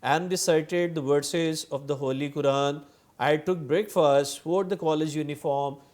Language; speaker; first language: English; non-native, local second language; Urdu